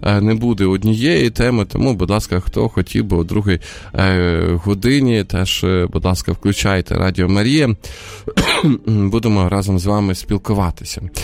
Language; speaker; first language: Ukrainian; non-native, local second language; Russian